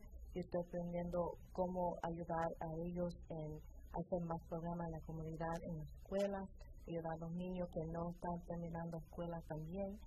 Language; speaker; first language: Spanish; early bilingual, heritage; Spanish